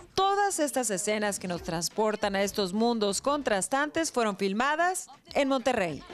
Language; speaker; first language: Spanish; native; Spanish